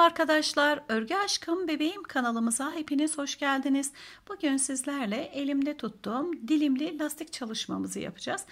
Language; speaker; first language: Turkish; native; Turkish